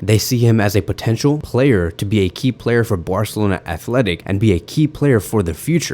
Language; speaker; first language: English; native; English